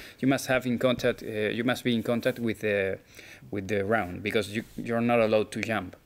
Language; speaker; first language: English; non-native, fluent; Spanish